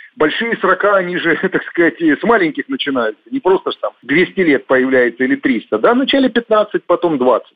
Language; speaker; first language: Russian; native; Russian